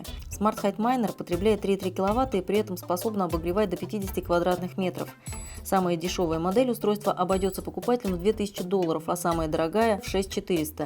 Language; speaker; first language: Russian; native; Russian